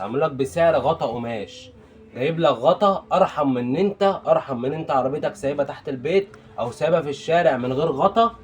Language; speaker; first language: Arabic; native; Arabic